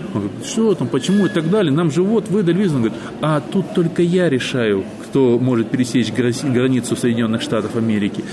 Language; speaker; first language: Russian; native; Russian